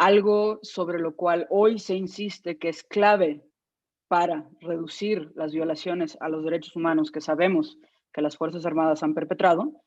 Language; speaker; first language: Spanish; native; Spanish